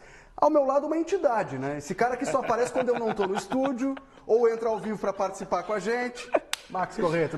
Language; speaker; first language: Portuguese; native; Portuguese